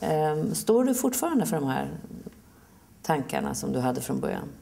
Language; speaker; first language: Swedish; native; Swedish